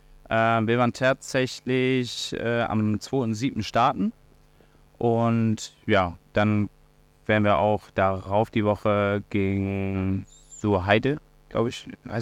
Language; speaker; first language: German; native; German